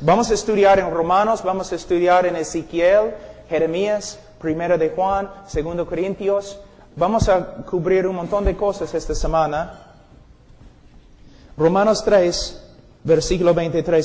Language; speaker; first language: Spanish; non-native, fluent; English